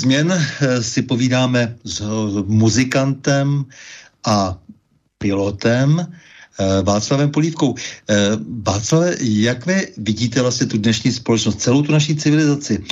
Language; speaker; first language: Czech; native; Czech